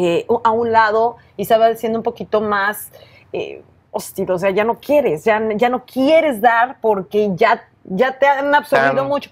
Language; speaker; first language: Spanish; native; Spanish